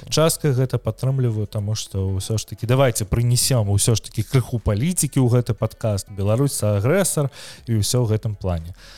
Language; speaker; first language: Belarusian; non-native, local second language; Russian